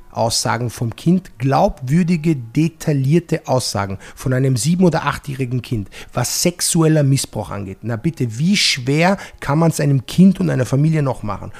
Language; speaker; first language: German; non-native, fluent; Italian